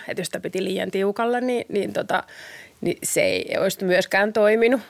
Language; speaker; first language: Finnish; native; Finnish